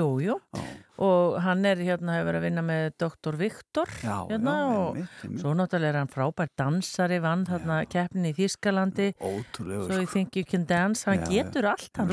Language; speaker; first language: Icelandic; native; Icelandic